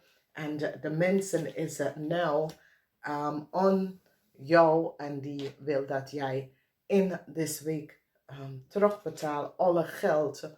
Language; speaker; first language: Dutch; non-native, fluent; English